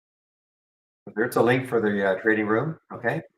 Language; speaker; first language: English; native; English